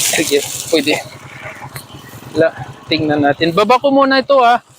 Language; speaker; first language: Filipino; non-native, learner; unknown